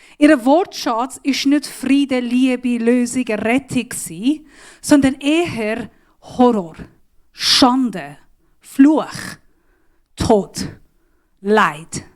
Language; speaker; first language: German; non-native, learner; Persian